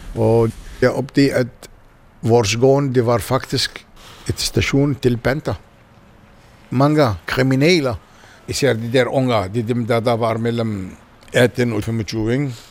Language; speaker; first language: Danish; non-native, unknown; Arabic